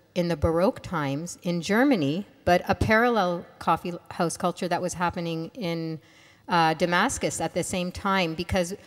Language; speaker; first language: English; non-native, fluent; Arabic